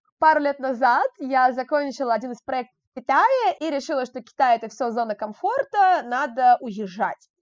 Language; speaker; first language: Russian; native; Russian